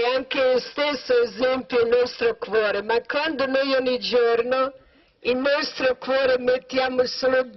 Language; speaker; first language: Italian; non-native, learner; Croatian